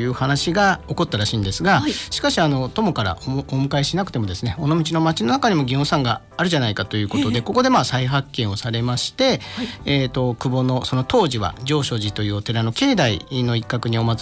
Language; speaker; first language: Japanese; native; Japanese